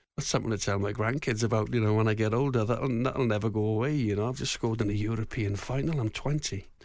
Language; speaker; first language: English; native; English